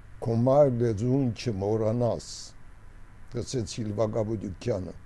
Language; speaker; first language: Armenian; early bilingual, heritage; Armenian